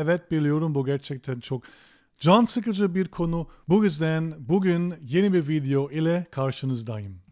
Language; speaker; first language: Turkish; non-native, fluent; German